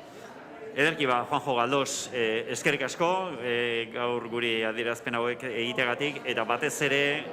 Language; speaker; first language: Basque; native; Basque